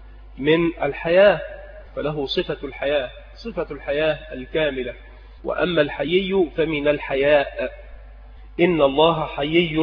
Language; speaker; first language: Arabic; native; Arabic